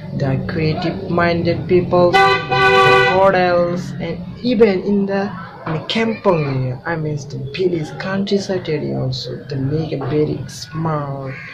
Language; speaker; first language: English; non-native, local second language; Bangla